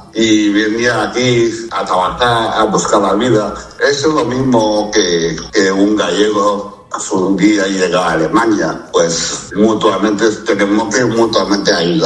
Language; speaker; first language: Spanish; non-native, fluent; Chinese